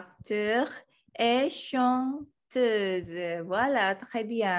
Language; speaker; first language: French; non-native, fluent; Indonesian